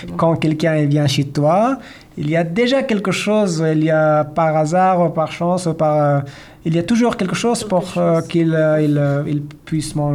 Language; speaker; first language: French; non-native, learner; Persian